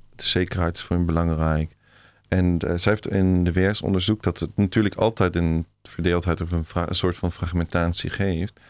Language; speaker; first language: Dutch; non-native, fluent; Swiss German